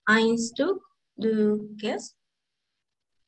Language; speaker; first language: German; non-native, learner; Spanish